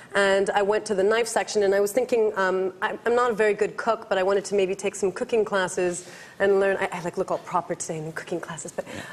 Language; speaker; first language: English; native; English